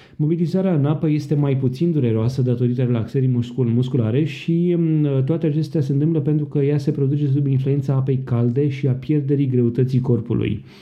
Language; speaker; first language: Romanian; native; Romanian